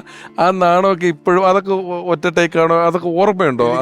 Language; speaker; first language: Malayalam; native; Malayalam